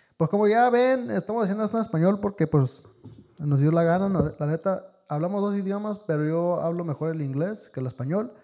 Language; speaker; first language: Spanish; early bilingual, heritage; Spanish